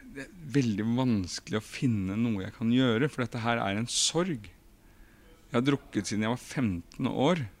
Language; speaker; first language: Norwegian; native; Norwegian